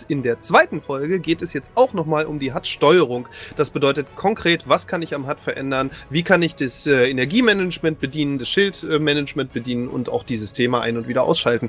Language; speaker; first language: German; native; German